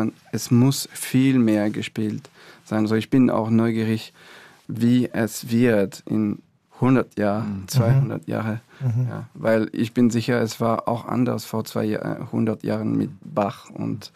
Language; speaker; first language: German; non-native, fluent; French